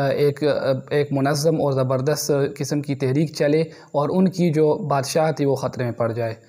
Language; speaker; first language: Urdu; non-native, local second language; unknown